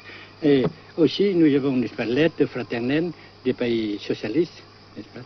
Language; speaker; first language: French; non-native, local second language; Vietnamese